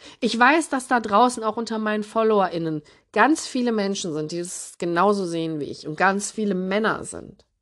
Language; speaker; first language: German; early bilingual, other home language; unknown